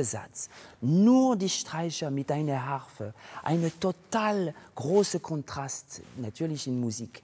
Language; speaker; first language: German; non-native, fluent; French